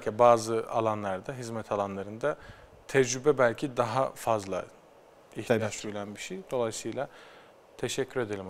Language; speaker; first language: Turkish; native; Turkish